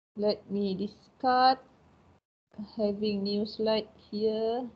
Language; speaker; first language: English; non-native, local second language; Malay